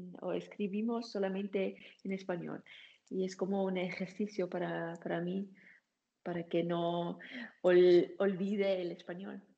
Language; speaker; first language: Spanish; non-native, learner; German